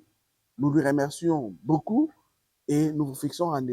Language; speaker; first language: French; non-native, local second language; Lingala